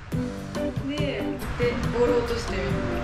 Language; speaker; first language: Japanese; native; Japanese